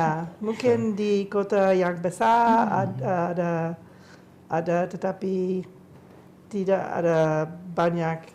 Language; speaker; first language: Indonesian; non-native, learner; English